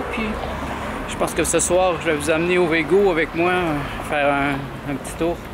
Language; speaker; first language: French; native; French